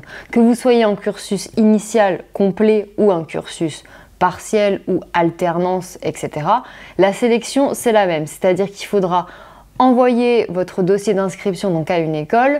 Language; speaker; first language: French; native; French